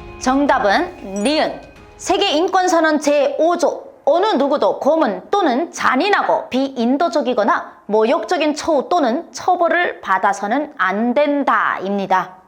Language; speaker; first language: Korean; native; Korean